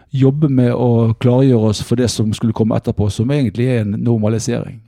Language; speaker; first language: Norwegian; native; Norwegian